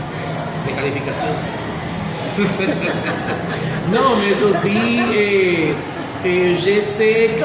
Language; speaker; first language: French; non-native, fluent; Spanish